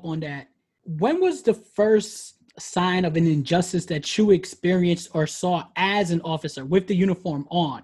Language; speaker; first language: English; native; English